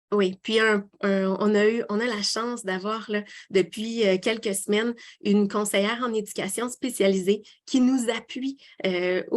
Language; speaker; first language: French; native; French